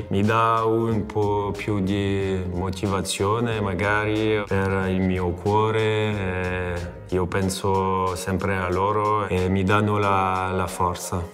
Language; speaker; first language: Italian; non-native, fluent; French